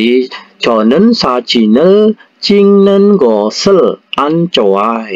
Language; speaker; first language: Korean; non-native, fluent; Indonesian